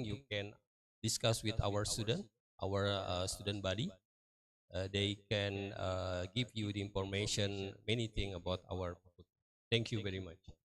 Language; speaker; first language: English; non-native, learner; Indonesian